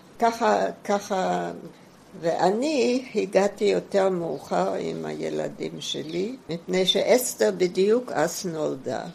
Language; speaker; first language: Hebrew; non-native, fluent; German